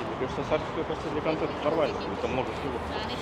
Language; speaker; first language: Russian; native; Russian